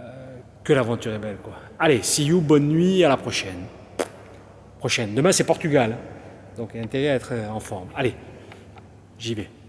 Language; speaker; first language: French; native; French